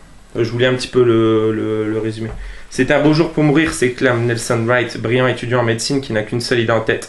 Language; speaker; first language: French; native; French